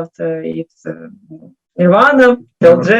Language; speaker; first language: English; non-native, learner; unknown